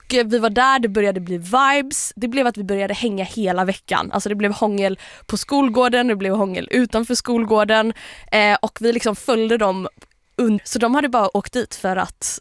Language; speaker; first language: Swedish; native; Swedish